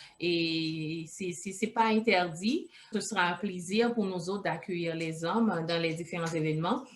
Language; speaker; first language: French; non-native, local second language; Haitian Creole